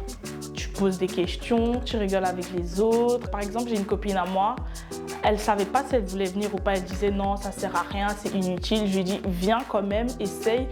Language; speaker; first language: French; early bilingual, other home language; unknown